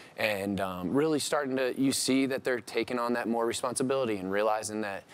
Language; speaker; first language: English; native; English